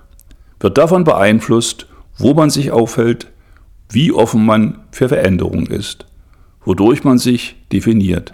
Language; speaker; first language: German; native; German